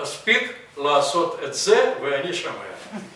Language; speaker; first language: Hebrew; non-native, fluent; Russian